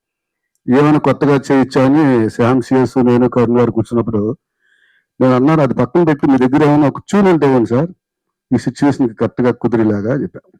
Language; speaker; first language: Telugu; native; Telugu